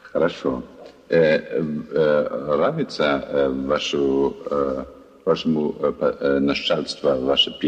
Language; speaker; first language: Russian; non-native, learner; German